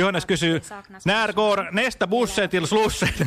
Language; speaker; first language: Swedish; non-native, learner; Finnish